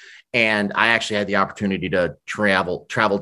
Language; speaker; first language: English; native; English